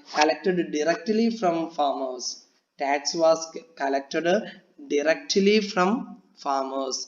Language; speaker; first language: English; non-native, local second language; Malayalam